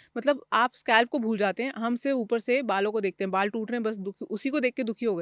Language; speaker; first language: Hindi; native; Hindi